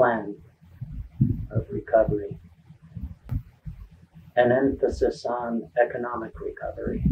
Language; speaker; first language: English; native; English